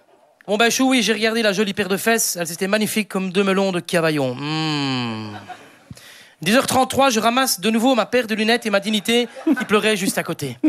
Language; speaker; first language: French; native; French